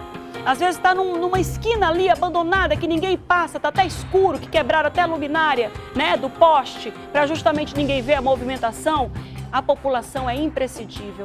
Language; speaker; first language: Portuguese; native; Portuguese